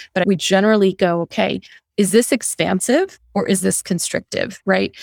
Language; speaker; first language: English; early bilingual, other home language; Hindi